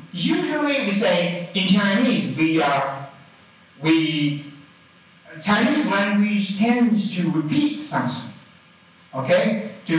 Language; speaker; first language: English; non-native, fluent; Chinese